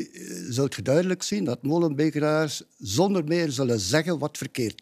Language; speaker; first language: Dutch; native; Dutch